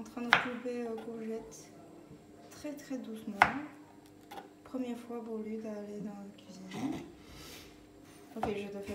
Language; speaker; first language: French; non-native, learner; Chinese